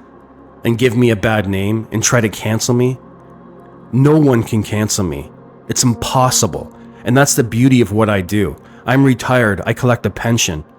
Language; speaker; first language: English; native; English